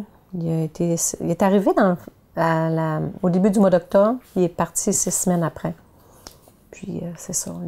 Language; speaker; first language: French; native; French